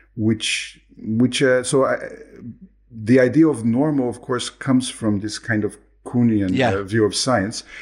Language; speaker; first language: English; non-native, fluent; Portuguese